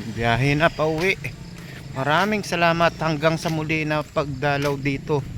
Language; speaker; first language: Filipino; non-native, local second language; Hiligaynon